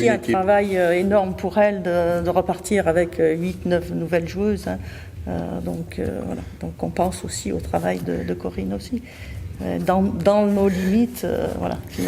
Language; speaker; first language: French; native; French